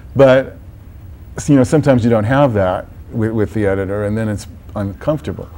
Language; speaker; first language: English; native; English